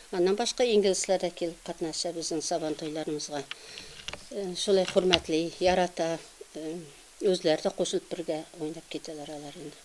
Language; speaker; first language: Tatar; early bilingual, heritage; Tatar